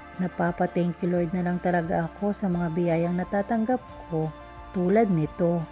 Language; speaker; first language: Filipino; native; Filipino